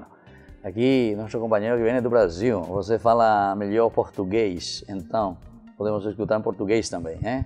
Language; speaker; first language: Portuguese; non-native, learner; Spanish